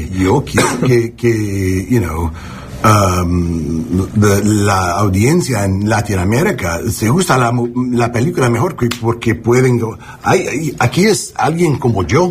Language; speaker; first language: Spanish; non-native, learner; English